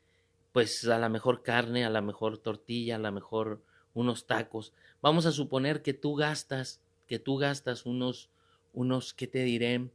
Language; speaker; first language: Spanish; native; Spanish